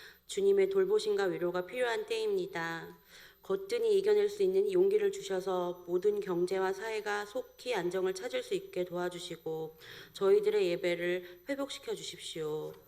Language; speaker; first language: Korean; native; Korean